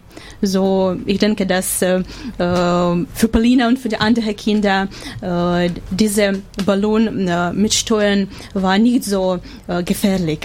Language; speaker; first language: German; non-native, learner; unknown